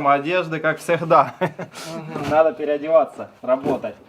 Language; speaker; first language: Russian; native; Russian